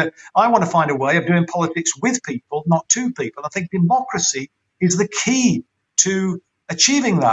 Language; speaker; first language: English; native; English